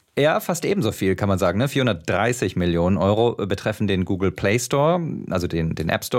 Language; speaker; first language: German; native; German